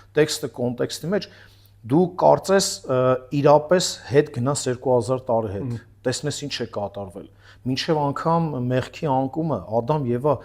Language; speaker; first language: Armenian; native; Armenian